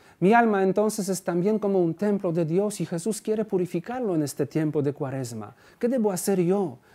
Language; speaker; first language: Spanish; non-native, fluent; Polish